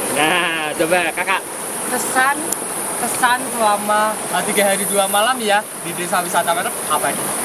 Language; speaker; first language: Indonesian; native; Indonesian